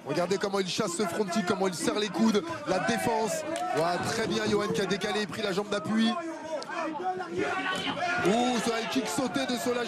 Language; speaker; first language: French; native; French